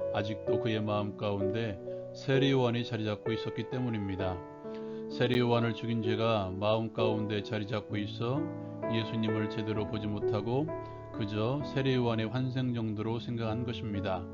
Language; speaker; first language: Korean; native; Korean